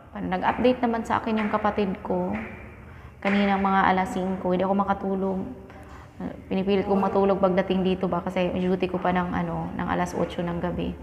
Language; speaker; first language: Filipino; non-native, local second language; Cebuano